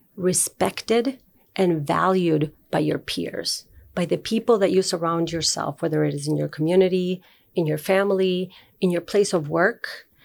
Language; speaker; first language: English; non-native, fluent; Spanish